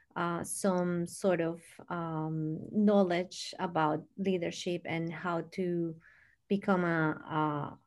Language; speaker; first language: English; non-native, fluent; Spanish